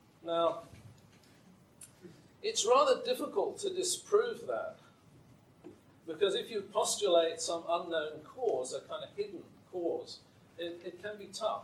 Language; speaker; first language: English; native; English